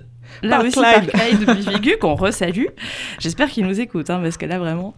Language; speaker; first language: French; native; French